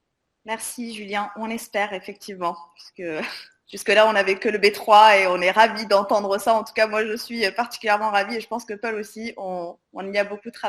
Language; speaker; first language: French; native; French